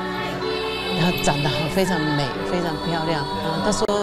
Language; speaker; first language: Chinese; non-native, fluent; Japanese